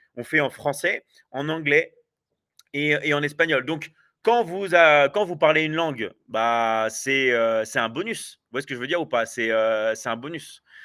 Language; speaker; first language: French; native; French